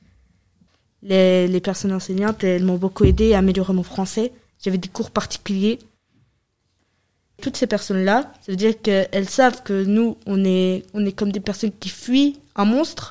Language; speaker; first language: French; early bilingual, other home language; Arabic